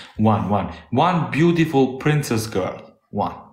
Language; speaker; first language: English; non-native, learner; Albanian